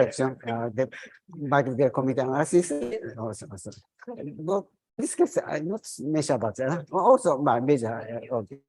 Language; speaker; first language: English; non-native, learner; Japanese